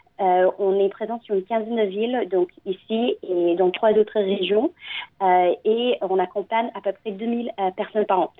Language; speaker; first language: French; non-native, fluent; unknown